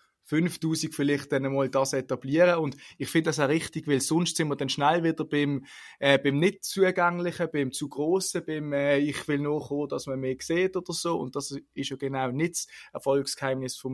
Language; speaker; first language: German; native; German